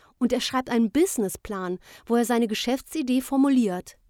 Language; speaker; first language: German; native; German